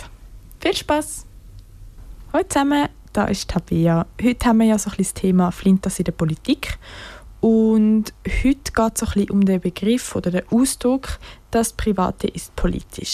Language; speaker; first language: German; native; German